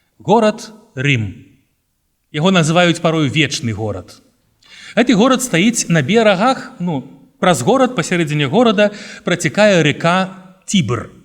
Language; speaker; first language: Belarusian; native; Belarusian